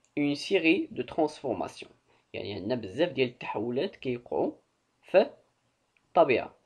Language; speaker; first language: French; non-native, local second language; Arabic